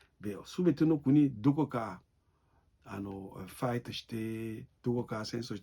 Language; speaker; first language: Japanese; non-native, learner; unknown